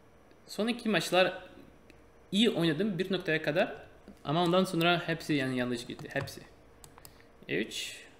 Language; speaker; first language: Turkish; non-native, fluent; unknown